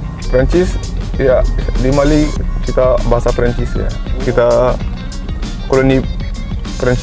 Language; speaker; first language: Indonesian; non-native, learner; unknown